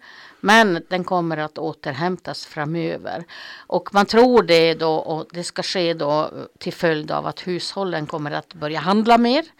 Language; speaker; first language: Swedish; native; Swedish